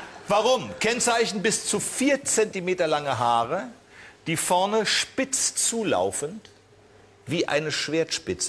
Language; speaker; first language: German; native; German